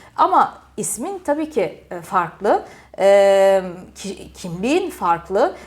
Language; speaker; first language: Turkish; early bilingual, heritage; Turkish